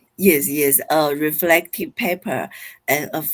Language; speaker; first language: English; non-native, fluent; Chinese